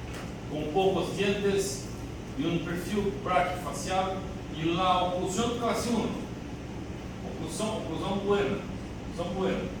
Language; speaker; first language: Spanish; non-native, learner; Portuguese